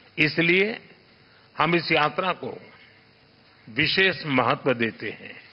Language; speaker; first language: Hindi; non-native, local second language; Gujarati